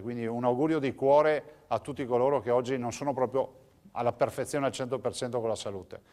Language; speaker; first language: Italian; native; Italian